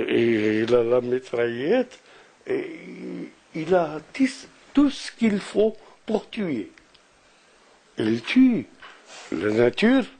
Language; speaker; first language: French; non-native, local second language; Arabic